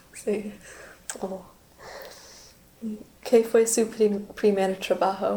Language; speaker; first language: Spanish; non-native, learner; English